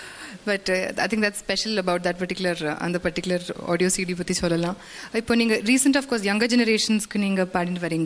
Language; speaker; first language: Tamil; native; Tamil